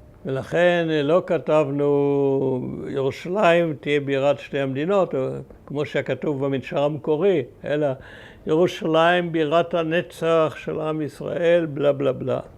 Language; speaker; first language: Hebrew; early bilingual, other home language; German